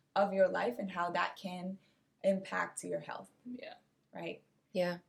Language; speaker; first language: English; non-native, fluent; Portuguese